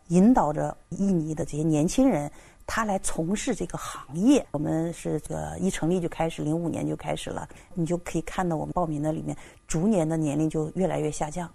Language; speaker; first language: Chinese; native; Chinese